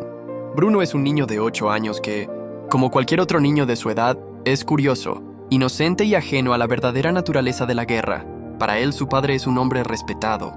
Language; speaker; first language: Spanish; native; Spanish